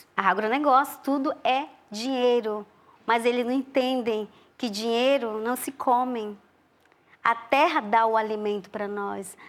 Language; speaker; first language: Portuguese; non-native, local second language; Ticuna